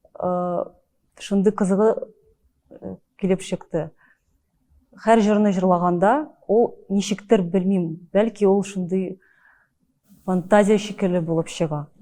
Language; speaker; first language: Tatar; early bilingual, heritage; Tatar